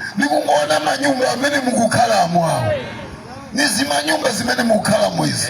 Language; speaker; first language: Nyanja; non-native, local second language; Tumbuka